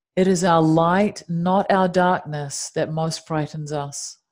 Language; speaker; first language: English; native; English